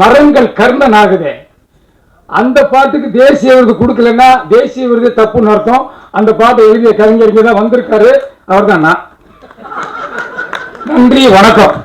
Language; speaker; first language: Tamil; native; Tamil